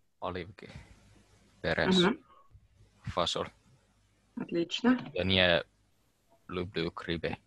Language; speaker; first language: Russian; non-native, learner; Finnish